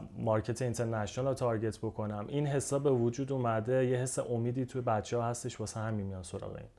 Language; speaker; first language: Persian; native; Persian